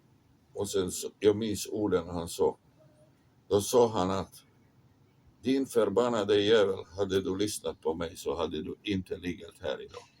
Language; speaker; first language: Swedish; non-native, fluent; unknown